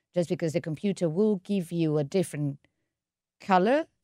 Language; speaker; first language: English; non-native, fluent; Spanish